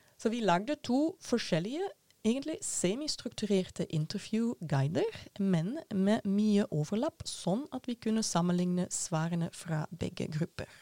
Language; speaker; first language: Norwegian; non-native, fluent; Dutch